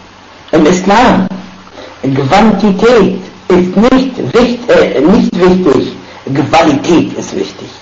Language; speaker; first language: German; non-native, fluent; Arabic